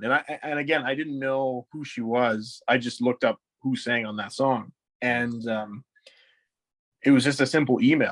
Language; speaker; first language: English; native; English